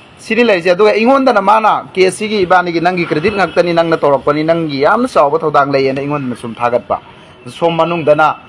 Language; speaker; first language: Manipuri; native; Manipuri